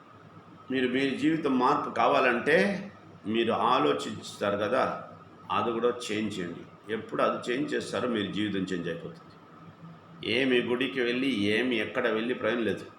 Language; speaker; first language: Telugu; non-native, fluent; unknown